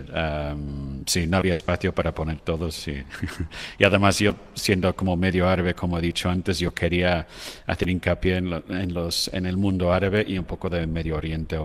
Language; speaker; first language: Spanish; non-native, fluent; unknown